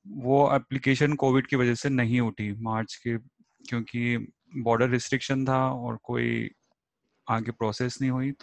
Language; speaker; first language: Hindi; native; Hindi